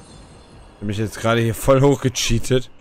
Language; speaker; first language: German; native; German